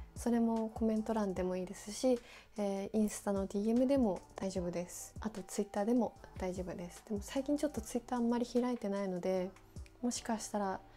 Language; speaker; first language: Japanese; native; Japanese